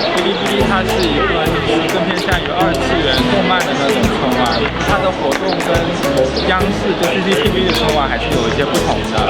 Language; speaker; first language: Chinese; native; Chinese